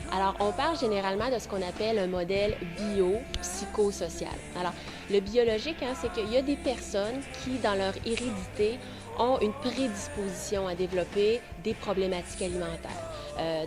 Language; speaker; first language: French; native; French